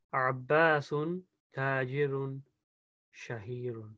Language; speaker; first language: Arabic; non-native, learner; English